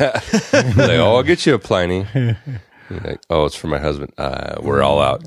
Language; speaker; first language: English; native; English